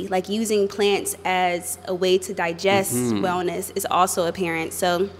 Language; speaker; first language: English; native; English